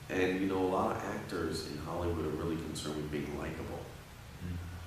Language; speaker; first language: English; native; English